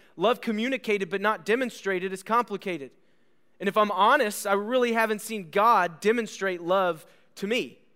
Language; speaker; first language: English; native; English